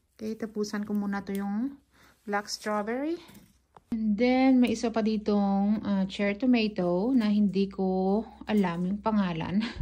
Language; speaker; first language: Filipino; non-native, local second language; Hiligaynon